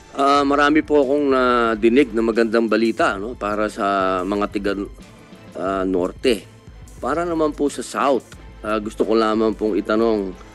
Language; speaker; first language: Filipino; native; Filipino